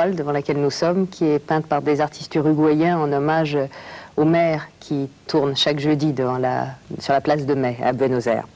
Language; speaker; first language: French; native; French